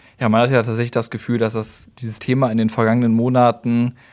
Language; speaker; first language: German; native; German